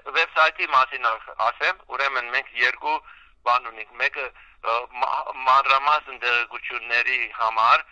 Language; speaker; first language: Armenian; early bilingual, heritage; Armenian